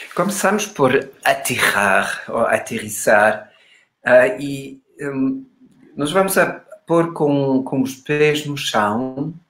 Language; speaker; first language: Portuguese; non-native, fluent; German